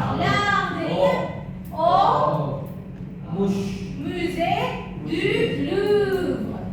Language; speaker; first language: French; non-native, learner; Indonesian